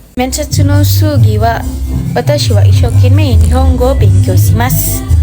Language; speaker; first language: Japanese; non-native, learner; Indonesian